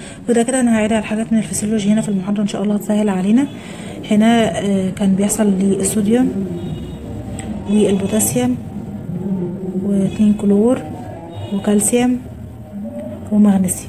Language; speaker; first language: Arabic; native; Arabic